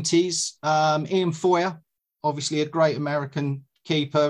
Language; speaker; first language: English; native; English